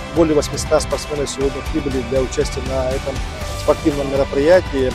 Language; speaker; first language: Russian; native; Russian